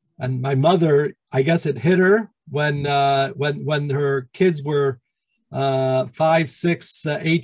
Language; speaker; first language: English; native; English